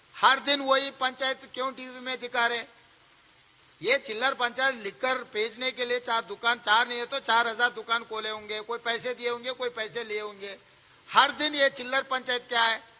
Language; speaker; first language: Hindi; non-native, local second language; Telugu